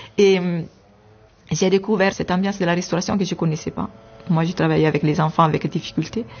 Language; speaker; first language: French; non-native, fluent; Italian